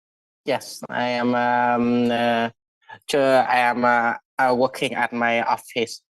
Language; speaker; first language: English; non-native, learner; Vietnamese